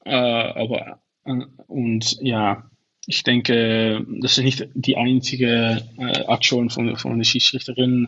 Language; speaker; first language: German; non-native, learner; Dutch